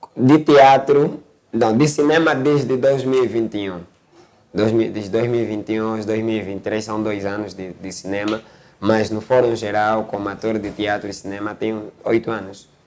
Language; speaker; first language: Portuguese; native; Portuguese